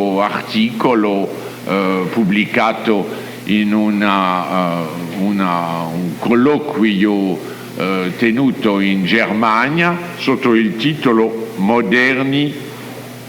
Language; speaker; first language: Italian; non-native, fluent; French